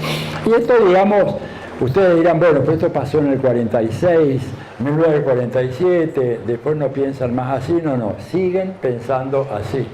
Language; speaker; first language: Spanish; native; Spanish